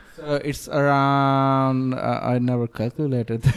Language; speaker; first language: English; non-native, local second language; Punjabi